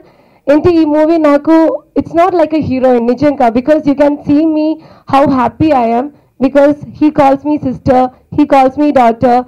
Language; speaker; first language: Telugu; non-native, learner; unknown